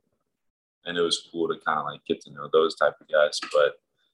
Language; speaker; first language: English; native; English